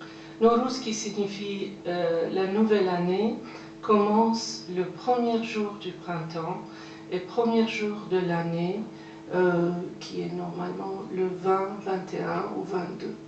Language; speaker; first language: French; non-native, fluent; Persian